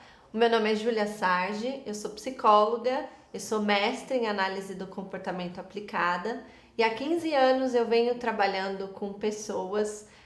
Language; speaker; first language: Portuguese; native; Portuguese